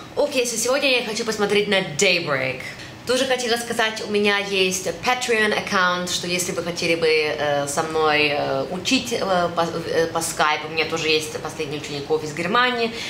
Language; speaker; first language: Russian; early bilingual, other home language; German